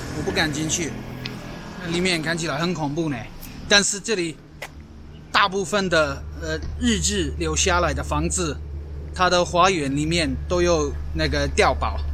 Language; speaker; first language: Chinese; non-native, fluent; English